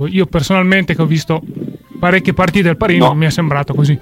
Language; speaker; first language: Italian; native; Italian